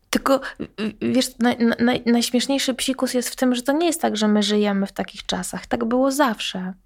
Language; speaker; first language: Polish; native; Polish